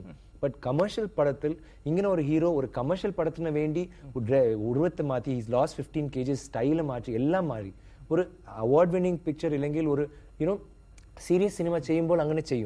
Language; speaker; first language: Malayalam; non-native, learner; Tamil